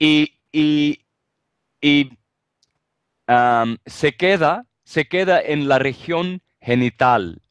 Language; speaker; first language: Spanish; non-native, fluent; Italian